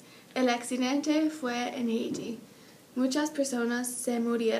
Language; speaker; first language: Spanish; non-native, learner; English